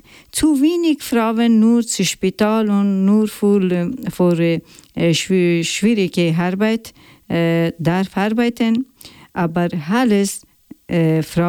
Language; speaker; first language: German; non-native, learner; Persian